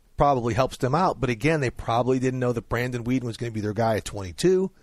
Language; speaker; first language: English; native; English